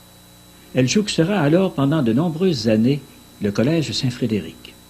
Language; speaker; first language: French; native; French